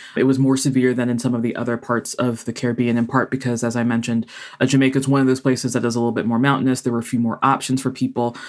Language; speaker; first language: English; native; English